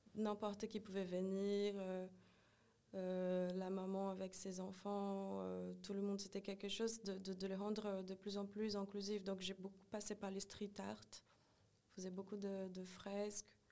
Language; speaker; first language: French; non-native, fluent; Portuguese